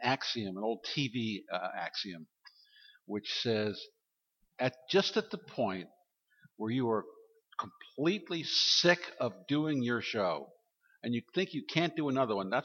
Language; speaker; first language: English; native; English